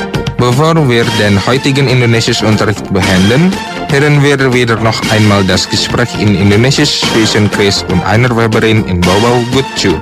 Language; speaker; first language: German; non-native, fluent; Indonesian